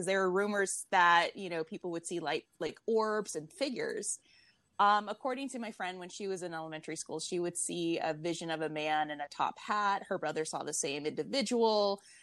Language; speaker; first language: English; native; English